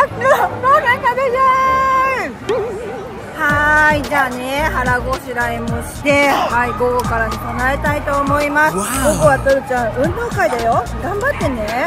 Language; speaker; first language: Japanese; native; Japanese